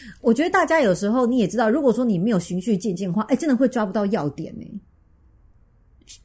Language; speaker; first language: Chinese; native; Chinese